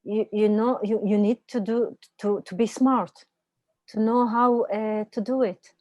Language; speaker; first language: English; non-native, fluent; Hebrew